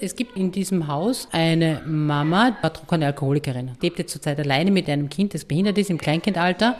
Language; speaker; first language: German; native; German